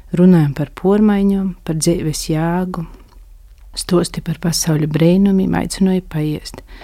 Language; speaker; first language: Latvian; native; Latvian